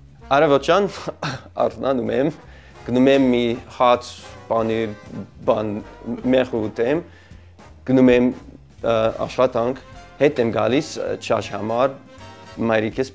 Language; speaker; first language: Armenian; non-native, learner; English